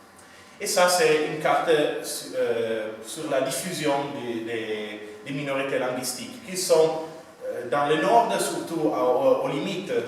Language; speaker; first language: French; non-native, fluent; Italian